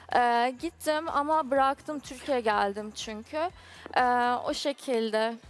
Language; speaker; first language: Turkish; non-native, fluent; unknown